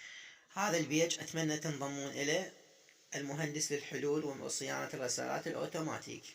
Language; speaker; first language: Arabic; native; Arabic